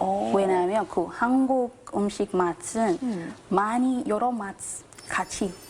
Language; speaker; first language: Korean; non-native, learner; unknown